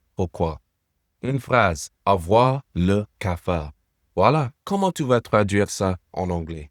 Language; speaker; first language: French; non-native, fluent; English